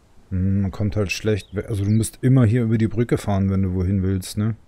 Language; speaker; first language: German; native; German